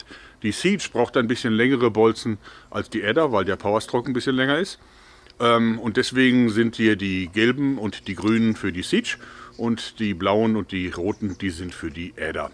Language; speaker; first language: German; native; German